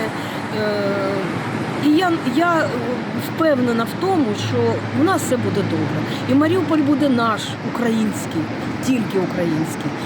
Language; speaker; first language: Ukrainian; non-native, local second language; Russian